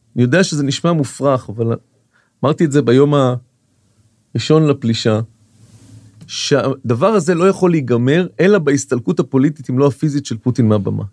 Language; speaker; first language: Hebrew; native; Hebrew